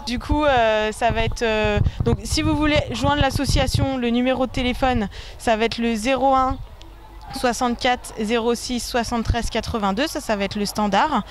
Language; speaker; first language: French; native; French